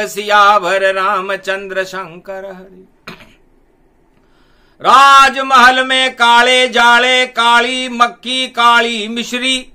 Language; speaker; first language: Hindi; native; Hindi